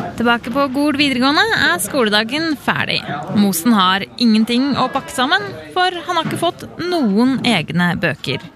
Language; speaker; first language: Norwegian; native; Norwegian